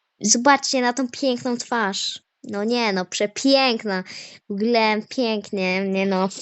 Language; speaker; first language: Polish; native; Polish